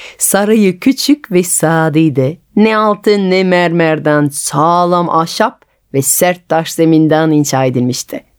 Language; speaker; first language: Turkish; non-native, fluent; French